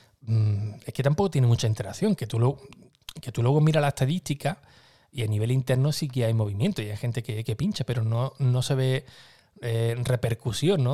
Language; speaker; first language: Spanish; native; Spanish